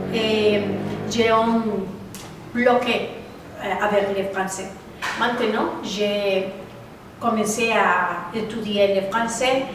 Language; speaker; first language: French; non-native, learner; Spanish